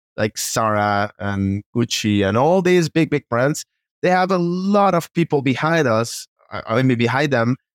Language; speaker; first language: English; non-native, fluent; Spanish